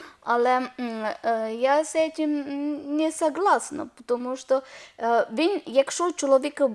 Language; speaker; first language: Ukrainian; non-native, learner; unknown